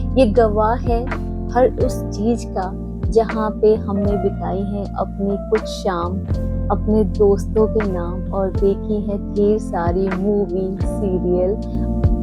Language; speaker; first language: Hindi; native; Hindi